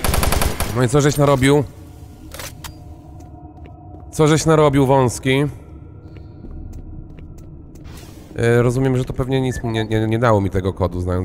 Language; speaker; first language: Polish; native; Polish